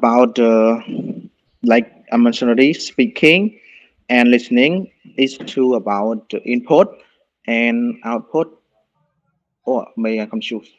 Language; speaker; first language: English; non-native, learner; Khmer